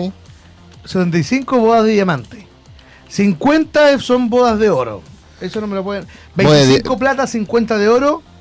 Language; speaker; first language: Spanish; native; Spanish